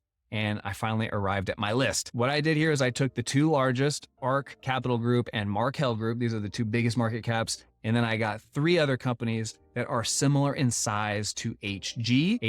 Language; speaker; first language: English; native; English